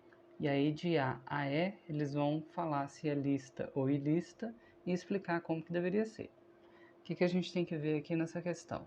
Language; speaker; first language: Portuguese; native; Portuguese